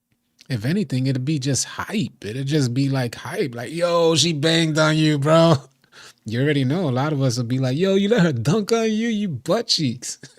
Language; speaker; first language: English; native; English